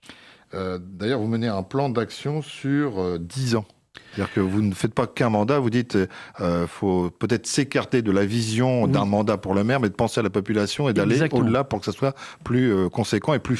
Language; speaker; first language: French; native; French